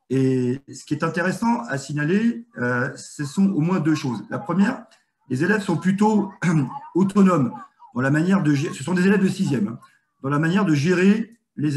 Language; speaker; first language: French; native; French